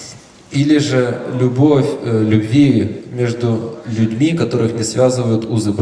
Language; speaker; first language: Russian; native; Russian